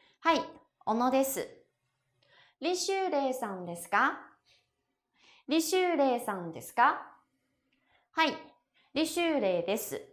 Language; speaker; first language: Japanese; non-native, fluent; Chinese